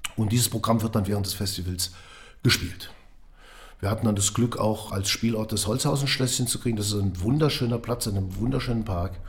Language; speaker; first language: German; native; German